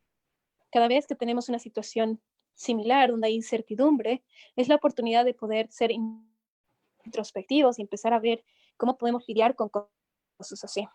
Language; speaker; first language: Spanish; native; Spanish